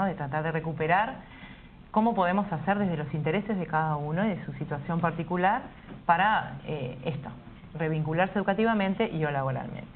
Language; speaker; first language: Spanish; native; Spanish